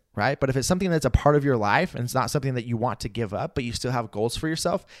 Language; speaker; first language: English; native; English